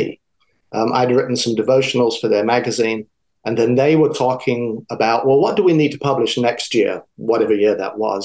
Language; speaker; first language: English; native; English